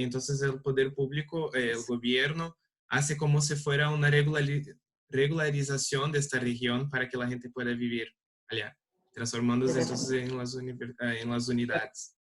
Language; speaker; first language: Spanish; non-native, learner; Portuguese